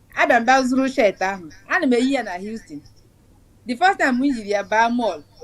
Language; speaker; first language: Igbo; native; Igbo